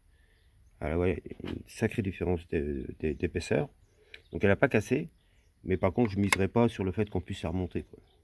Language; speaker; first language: French; native; French